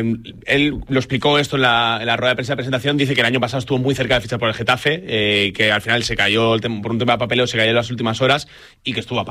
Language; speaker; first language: Spanish; native; Spanish